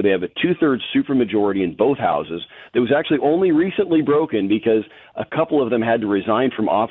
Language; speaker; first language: English; native; English